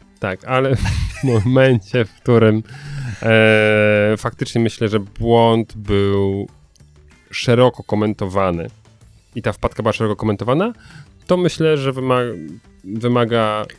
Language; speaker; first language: Polish; native; Polish